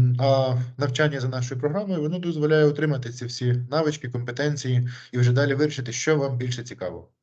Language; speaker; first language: Ukrainian; native; Ukrainian